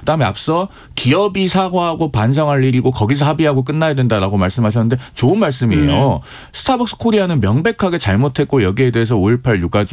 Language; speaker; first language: Korean; native; Korean